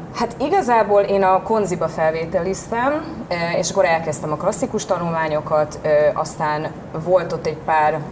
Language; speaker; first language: Hungarian; early bilingual, heritage; Hungarian